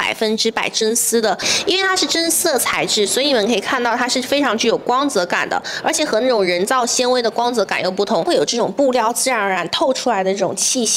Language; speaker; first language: Chinese; native; Chinese